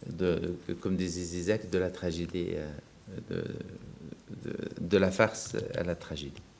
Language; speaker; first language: French; non-native, local second language; Arabic